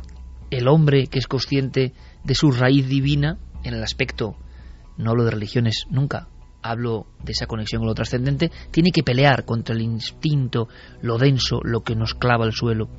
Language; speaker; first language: Spanish; native; Spanish